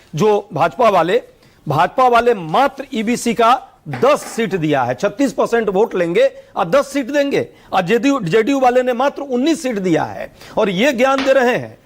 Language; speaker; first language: Hindi; native; Hindi